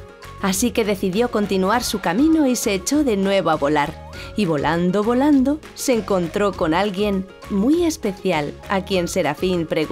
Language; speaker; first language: Spanish; native; Spanish